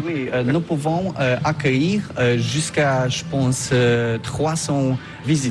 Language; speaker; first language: French; non-native, learner; Polish